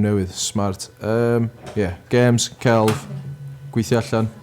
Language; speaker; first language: Welsh; native; Welsh